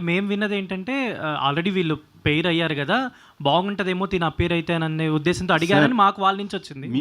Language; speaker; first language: Telugu; native; Telugu